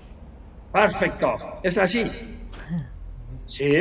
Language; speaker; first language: Spanish; non-native, learner; Tibetan